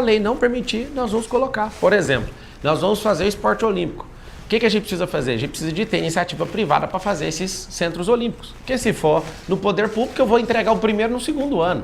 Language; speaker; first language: Portuguese; native; Portuguese